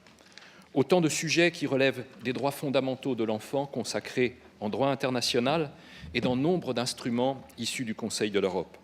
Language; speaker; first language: French; native; French